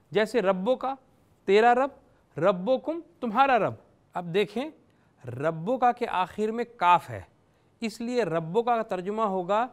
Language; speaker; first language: Urdu; native; Urdu